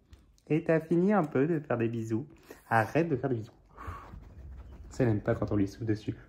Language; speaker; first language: French; native; French